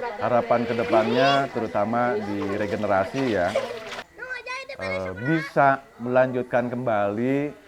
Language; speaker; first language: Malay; non-native, local second language; Sundanese